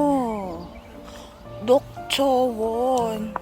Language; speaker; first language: Korean; non-native, learner; Filipino